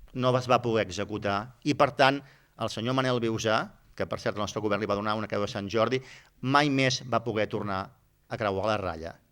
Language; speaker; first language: Catalan; native; Catalan